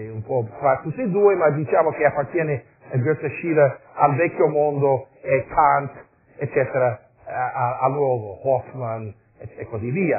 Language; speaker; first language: Italian; non-native, fluent; English